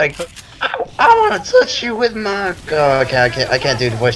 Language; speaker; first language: English; native; English